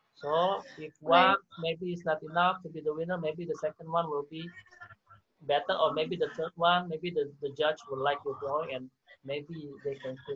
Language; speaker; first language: English; non-native, fluent; Indonesian